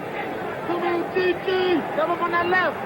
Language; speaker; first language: English; native; English